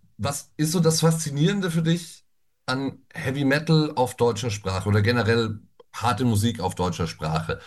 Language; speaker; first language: German; native; German